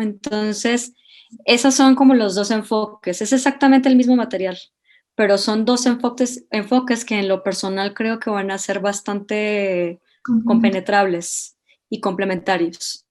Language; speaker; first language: Spanish; native; Spanish